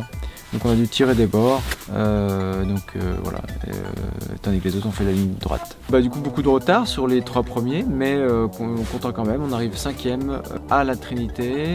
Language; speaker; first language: French; native; French